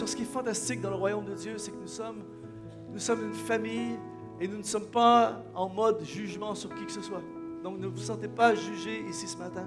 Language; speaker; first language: French; native; French